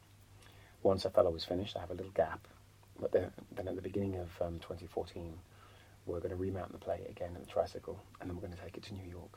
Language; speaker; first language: English; native; English